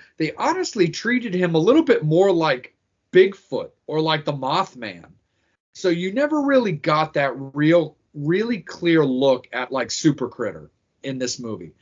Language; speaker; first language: English; native; English